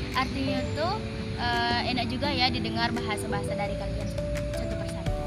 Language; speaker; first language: Indonesian; native; Indonesian